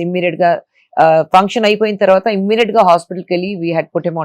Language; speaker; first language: Telugu; non-native, fluent; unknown